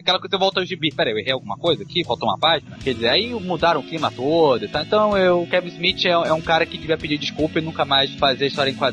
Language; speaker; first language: Portuguese; native; Portuguese